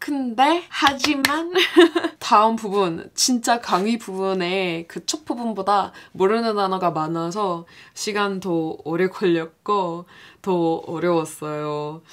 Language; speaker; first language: Korean; non-native, fluent; English